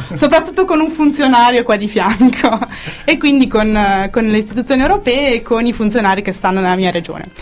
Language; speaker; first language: Italian; native; Italian